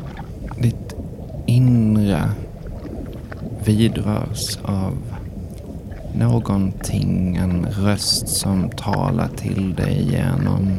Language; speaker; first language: Swedish; native; Swedish